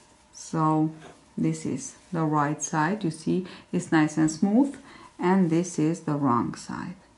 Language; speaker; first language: English; non-native, fluent; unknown